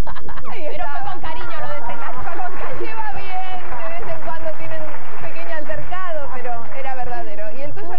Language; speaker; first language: Spanish; native; Spanish